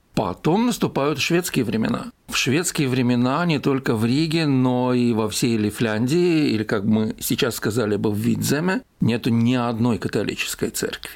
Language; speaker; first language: Russian; native; Russian